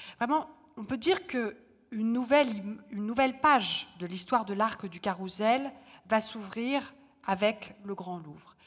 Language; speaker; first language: French; native; French